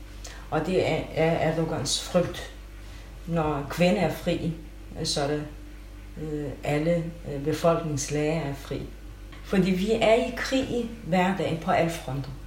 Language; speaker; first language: Danish; non-native, fluent; Kurdish